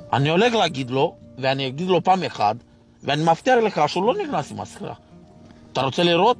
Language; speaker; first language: Hebrew; non-native, fluent; Romanian